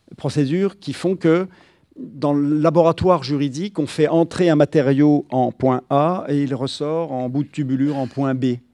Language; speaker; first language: French; native; French